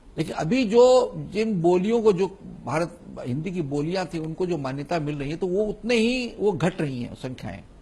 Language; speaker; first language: Hindi; native; Hindi